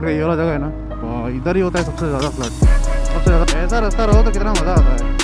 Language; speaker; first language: Hindi; non-native, local second language; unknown